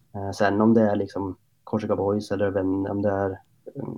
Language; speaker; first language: Swedish; native; Swedish